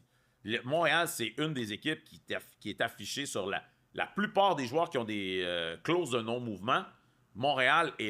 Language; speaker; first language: French; native; French